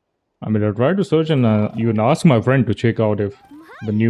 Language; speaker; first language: English; non-native, local second language; Hindi